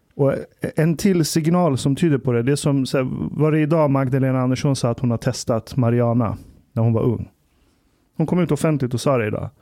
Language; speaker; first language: Swedish; early bilingual, other home language; Persian